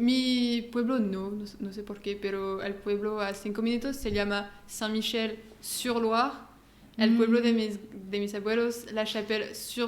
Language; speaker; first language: Spanish; non-native, learner; French